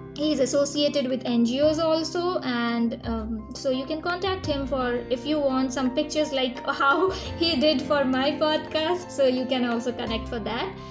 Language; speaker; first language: English; non-native, local second language; Bangla